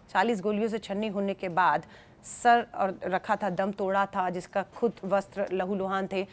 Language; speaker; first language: Hindi; native; Hindi